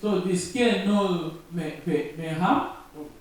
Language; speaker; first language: Danish; non-native, learner; French